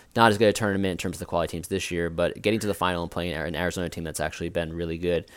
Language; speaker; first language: English; native; English